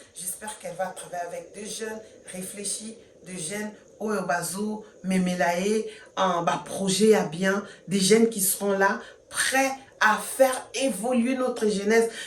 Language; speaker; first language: French; non-native, local second language; Lingala